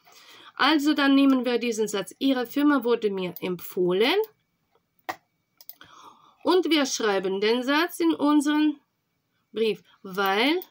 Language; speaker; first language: German; non-native, fluent; Russian